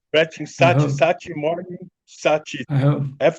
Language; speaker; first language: English; non-native, learner; Portuguese